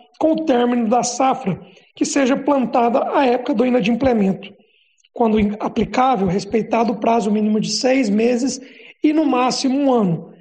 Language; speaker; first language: Portuguese; native; Portuguese